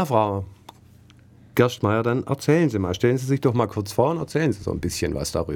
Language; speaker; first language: German; native; German